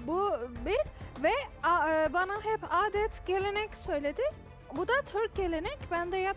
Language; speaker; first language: Turkish; non-native, learner; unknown